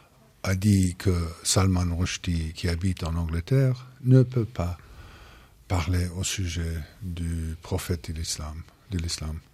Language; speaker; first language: French; non-native, fluent; English